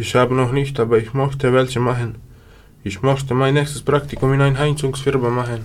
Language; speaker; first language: German; non-native, fluent; Serbian